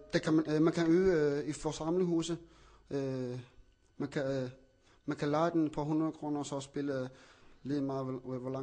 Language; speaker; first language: Danish; non-native, local second language; Kalaallisut